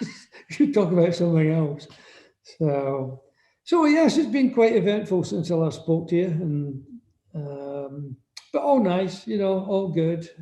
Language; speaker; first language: English; native; English